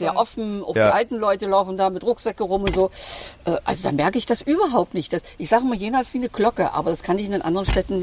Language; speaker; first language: German; native; German